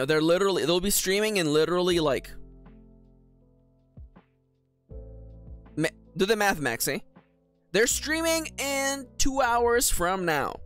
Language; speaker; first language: English; native; English